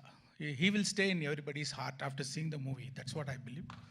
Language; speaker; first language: Telugu; non-native, fluent; Tamil